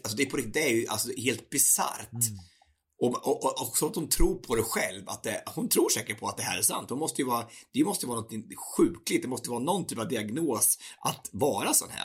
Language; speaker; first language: Swedish; native; Swedish